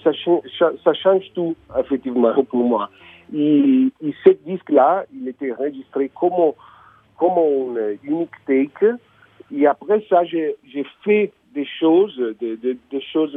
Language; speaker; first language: French; non-native, learner; Italian